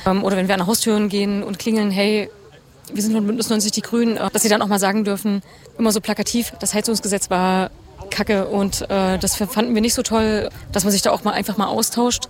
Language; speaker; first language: German; native; German